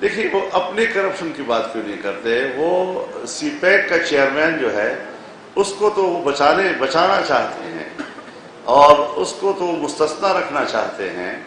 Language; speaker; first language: Urdu; non-native, local second language; Pashto